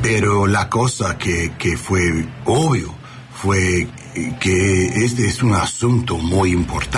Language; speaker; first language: Spanish; non-native, learner; English